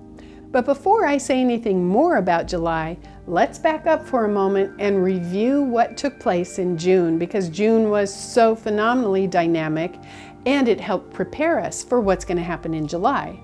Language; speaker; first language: English; native; English